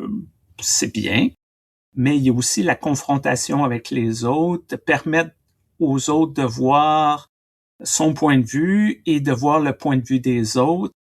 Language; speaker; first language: French; native; French